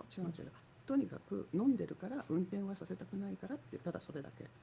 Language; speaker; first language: Japanese; native; Japanese